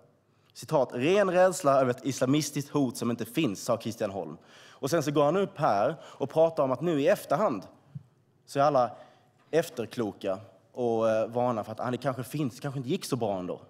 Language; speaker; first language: Swedish; native; Swedish